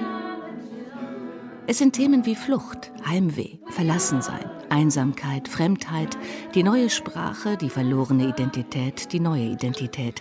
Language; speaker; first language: German; native; German